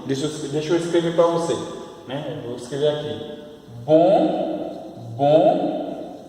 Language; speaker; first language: Portuguese; non-native, fluent; Haitian Creole